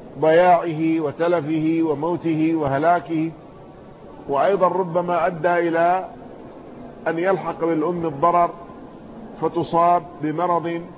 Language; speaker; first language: Arabic; native; Arabic